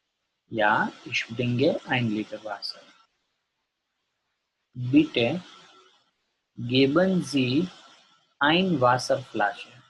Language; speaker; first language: German; non-native, learner; Gujarati